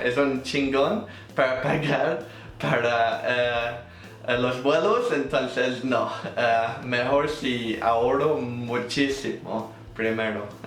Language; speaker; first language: Spanish; non-native, fluent; English